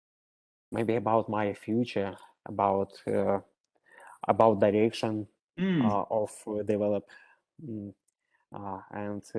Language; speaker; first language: English; non-native, learner; Russian